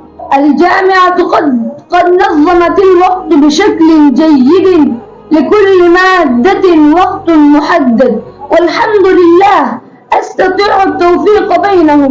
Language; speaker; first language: Arabic; non-native, learner; Urdu